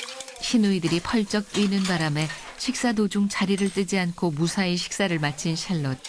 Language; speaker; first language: Korean; native; Korean